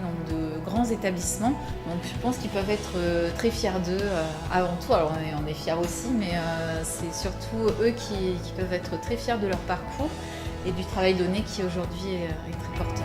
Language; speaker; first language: French; native; French